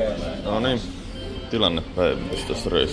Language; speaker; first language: Finnish; native; Finnish